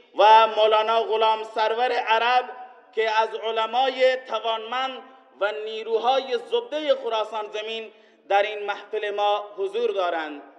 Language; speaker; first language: Persian; non-native, local second language; Baluchi